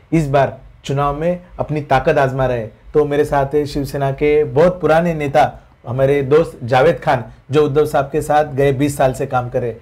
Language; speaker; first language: Hindi; non-native, local second language; Marathi